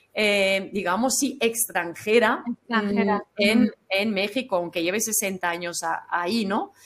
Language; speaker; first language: Spanish; non-native, fluent; German